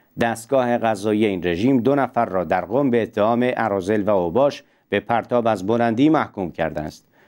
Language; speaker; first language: Persian; non-native, local second language; Central Kurdish